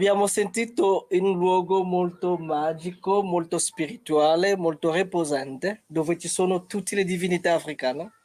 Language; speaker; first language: Italian; non-native, fluent; French